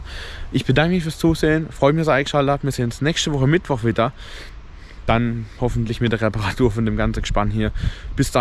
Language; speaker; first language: German; native; German